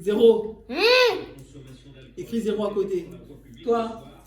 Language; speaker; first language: French; native; French